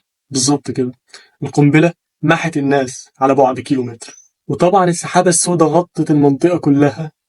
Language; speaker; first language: Arabic; native; Arabic